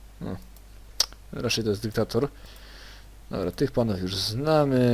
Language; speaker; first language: Polish; native; Polish